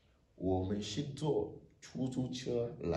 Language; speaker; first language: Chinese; non-native, fluent; French